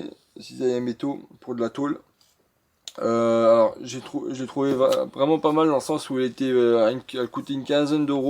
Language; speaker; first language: French; native; French